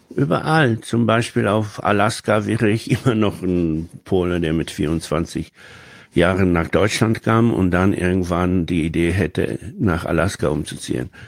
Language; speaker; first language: German; non-native, fluent; Polish